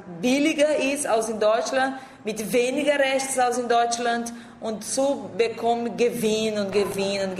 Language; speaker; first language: German; non-native, fluent; Portuguese